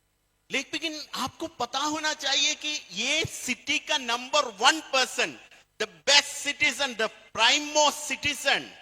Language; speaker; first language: Hindi; non-native, fluent; Bangla